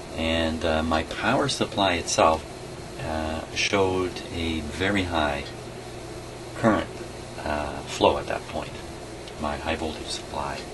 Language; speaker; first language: English; native; English